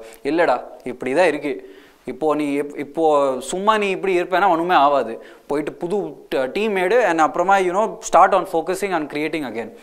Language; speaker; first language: Tamil; non-native, local second language; Hindi